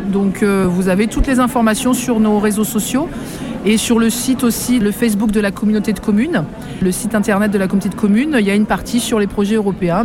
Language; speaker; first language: French; native; French